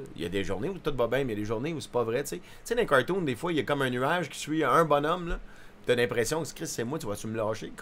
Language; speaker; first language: French; native; French